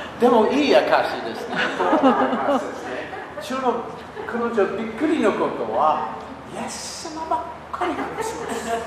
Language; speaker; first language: Japanese; non-native, learner; English